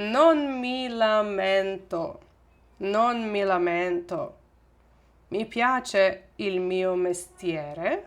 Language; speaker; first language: Italian; non-native, fluent; Ukrainian